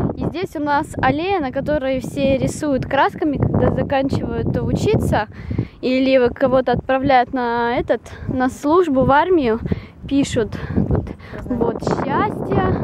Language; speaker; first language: Russian; native; Russian